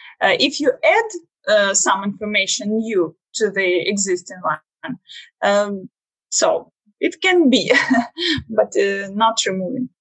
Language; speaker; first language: English; non-native, learner; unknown